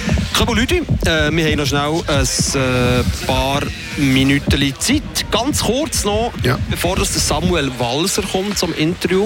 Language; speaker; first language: German; native; German